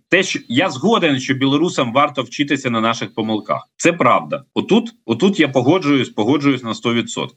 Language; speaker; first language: Ukrainian; native; Ukrainian